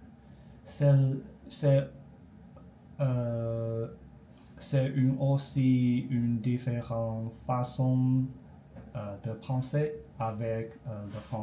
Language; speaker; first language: French; non-native, learner; Chinese